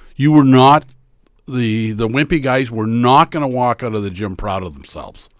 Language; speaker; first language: English; native; English